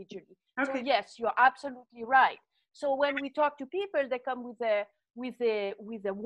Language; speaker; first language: English; non-native, fluent; French